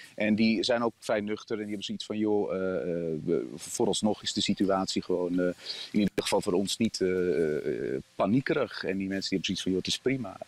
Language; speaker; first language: Dutch; native; Dutch